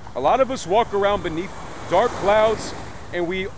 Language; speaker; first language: English; native; English